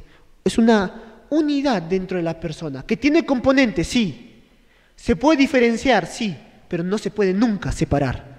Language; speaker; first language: Spanish; native; Spanish